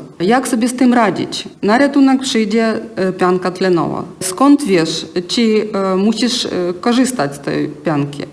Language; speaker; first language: Polish; non-native, learner; Ukrainian